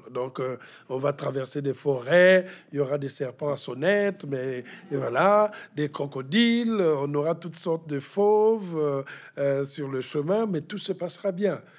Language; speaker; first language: French; non-native, local second language; Kituba (Democratic Republic of Congo)